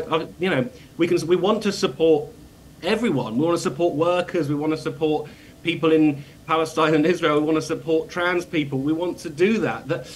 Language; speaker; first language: English; native; English